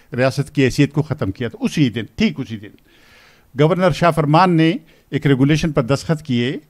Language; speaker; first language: Urdu; non-native, local second language; Pashto